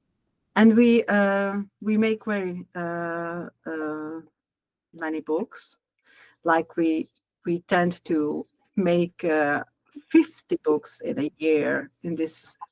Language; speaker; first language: English; non-native, learner; Hungarian